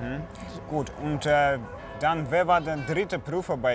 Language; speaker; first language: German; non-native, fluent; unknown